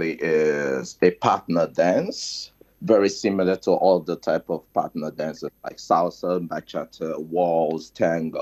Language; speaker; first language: English; non-native, local second language; Igbo